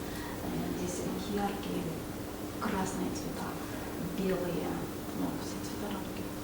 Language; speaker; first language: Russian; native; Russian